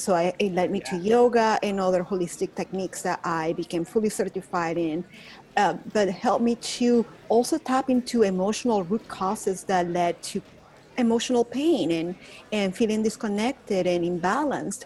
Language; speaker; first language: English; non-native, fluent; Spanish